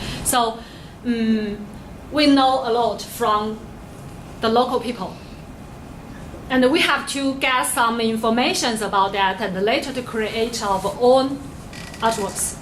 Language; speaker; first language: English; non-native, learner; Chinese